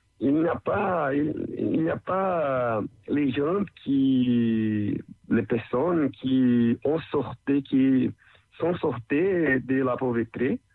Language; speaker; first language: French; non-native, learner; Portuguese